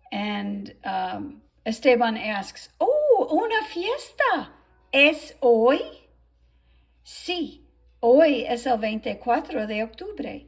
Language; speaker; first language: Spanish; non-native, fluent; English